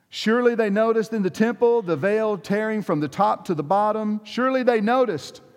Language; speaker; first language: English; native; English